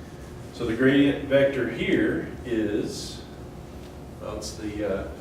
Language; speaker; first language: English; native; English